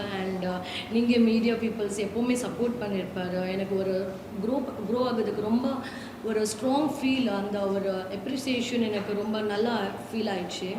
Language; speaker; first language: Tamil; non-native, learner; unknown